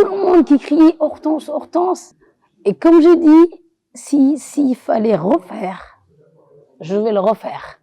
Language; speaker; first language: French; non-native, local second language; Wolof